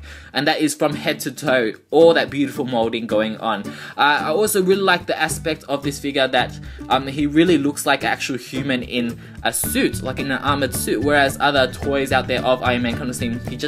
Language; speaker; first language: English; native; English